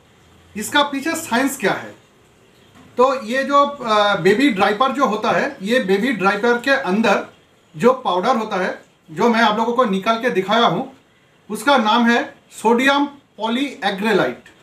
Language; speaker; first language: Hindi; non-native, local second language; Bangla